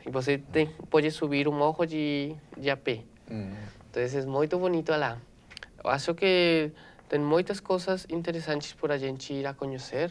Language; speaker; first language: Portuguese; non-native, learner; Spanish